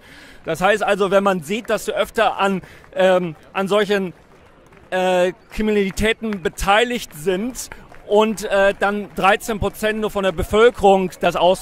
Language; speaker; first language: German; native; German